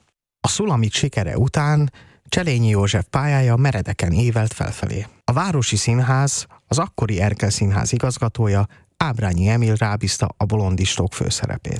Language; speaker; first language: Hungarian; native; Hungarian